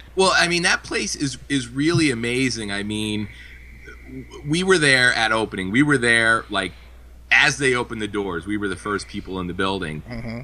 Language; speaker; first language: English; native; English